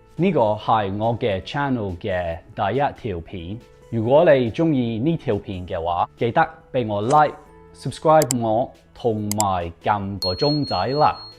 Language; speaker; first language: Cantonese; non-native, fluent; English